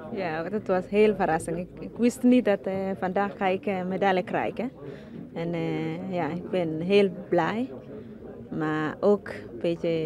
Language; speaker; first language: Dutch; non-native, learner; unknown